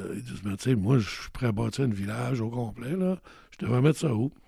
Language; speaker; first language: French; native; French